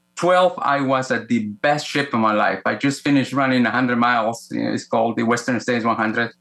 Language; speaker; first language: English; non-native, fluent; Spanish